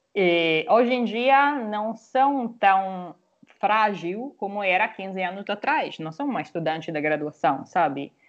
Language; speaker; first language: Portuguese; non-native, fluent; Italian